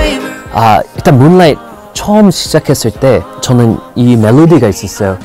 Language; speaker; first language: Korean; non-native, fluent; English